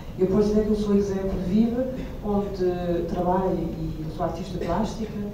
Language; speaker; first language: Portuguese; non-native, fluent; French